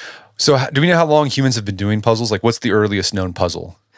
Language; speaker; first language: English; native; English